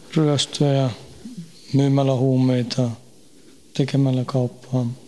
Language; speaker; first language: Finnish; early bilingual, heritage; Finnish